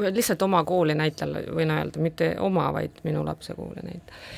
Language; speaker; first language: Estonian; non-native, local second language; Russian